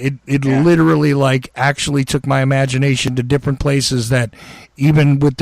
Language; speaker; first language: English; native; English